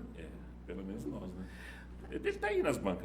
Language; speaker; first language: Portuguese; native; Portuguese